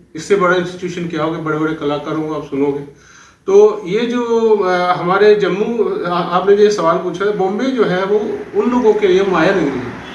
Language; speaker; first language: Hindi; non-native, local second language; Dogri